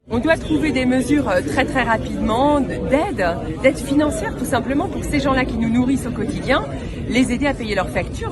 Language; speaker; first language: French; native; French